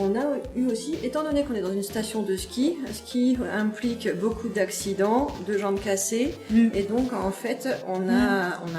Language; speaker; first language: French; native; French